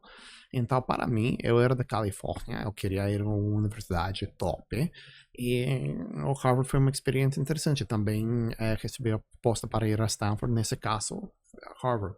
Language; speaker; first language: Portuguese; non-native, fluent; English